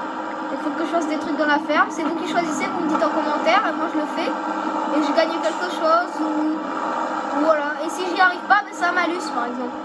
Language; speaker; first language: French; native; French